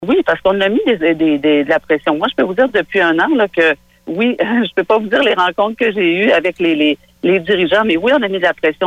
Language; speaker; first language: French; native; French